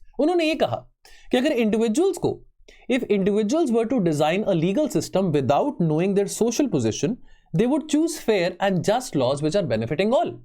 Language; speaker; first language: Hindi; native; Hindi